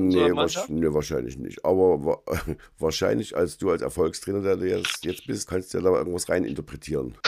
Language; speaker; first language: German; native; German